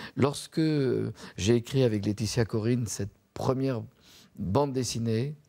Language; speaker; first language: French; native; French